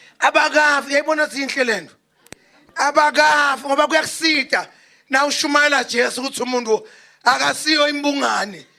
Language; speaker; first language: Zulu; non-native, local second language; Swati